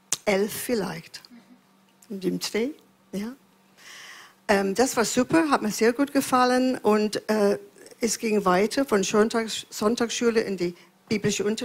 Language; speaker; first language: German; non-native, fluent; English